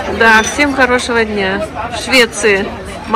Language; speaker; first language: Russian; non-native, learner; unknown